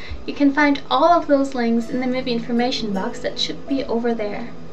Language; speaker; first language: English; early bilingual, other home language; German